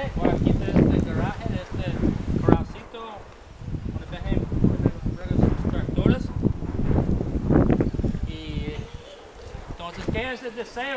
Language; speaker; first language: Spanish; non-native, learner; English